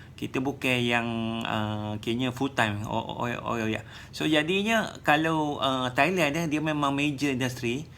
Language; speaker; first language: Malay; native; Malay